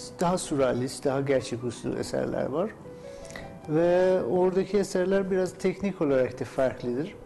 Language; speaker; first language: Turkish; non-native, fluent; Persian